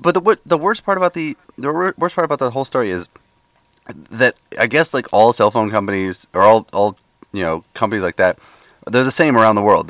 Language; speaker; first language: English; native; English